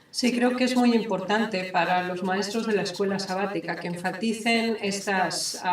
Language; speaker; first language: Spanish; native; Spanish